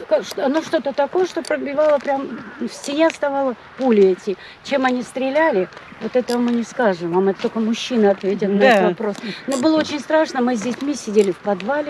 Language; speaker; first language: Russian; native; Russian